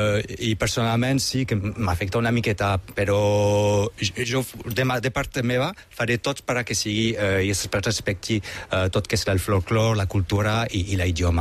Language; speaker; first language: Catalan; non-native, fluent; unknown